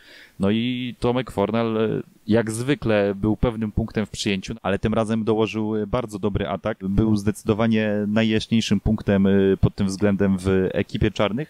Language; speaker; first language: Polish; native; Polish